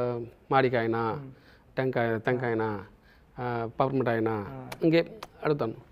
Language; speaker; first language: Telugu; non-native, learner; Tamil